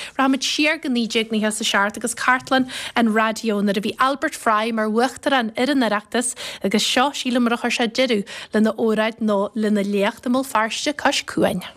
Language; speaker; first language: Irish; native; Irish